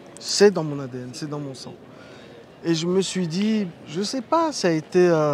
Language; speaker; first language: French; early bilingual, other home language; Riffian